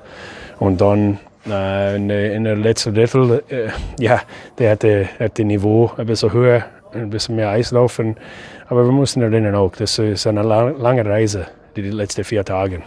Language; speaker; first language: German; non-native, fluent; English